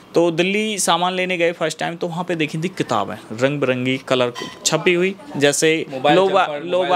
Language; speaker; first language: Hindi; native; Hindi